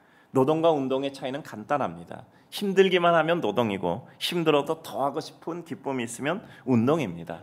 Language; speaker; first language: Korean; native; Korean